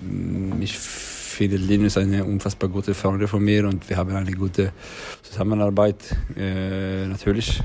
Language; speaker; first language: German; non-native, learner; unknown